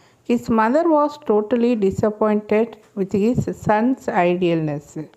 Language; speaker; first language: English; non-native, local second language; Tamil